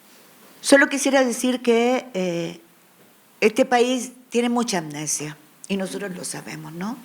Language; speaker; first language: Spanish; native; Spanish